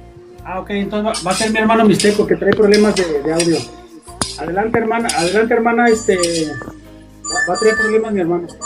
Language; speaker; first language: Spanish; native; Spanish